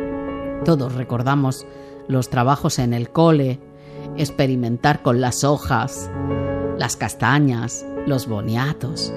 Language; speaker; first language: Spanish; native; Spanish